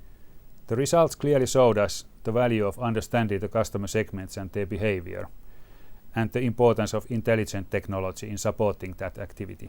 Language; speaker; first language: English; non-native, fluent; Finnish